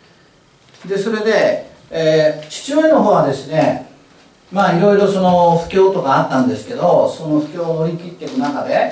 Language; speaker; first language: Japanese; native; Japanese